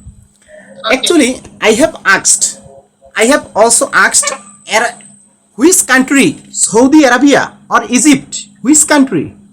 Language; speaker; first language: English; non-native, learner; Bangla